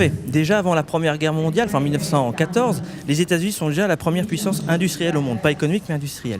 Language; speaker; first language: French; native; French